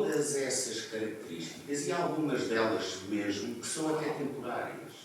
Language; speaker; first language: Portuguese; native; Portuguese